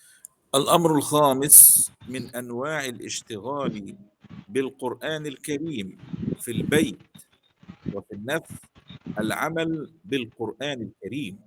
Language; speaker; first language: Arabic; native; Arabic